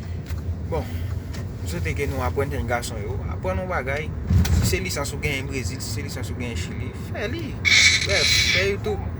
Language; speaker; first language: French; non-native, learner; Haitian Creole